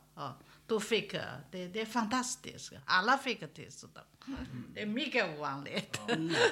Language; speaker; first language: Swedish; non-native, learner; Chinese